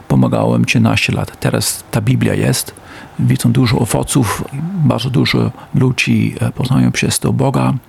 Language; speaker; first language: Polish; non-native, learner; Dutch